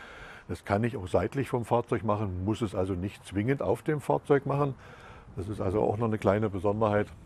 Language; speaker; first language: German; native; German